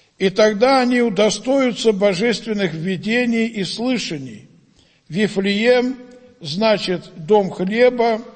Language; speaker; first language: Russian; native; Russian